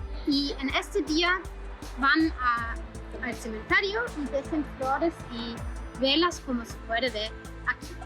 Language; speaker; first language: Spanish; non-native, fluent; German